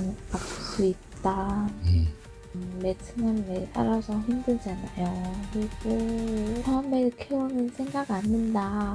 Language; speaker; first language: Korean; non-native, learner; Vietnamese